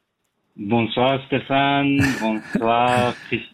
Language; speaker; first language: French; non-native, fluent; Persian